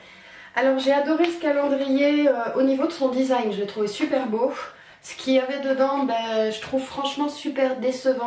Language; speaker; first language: French; native; French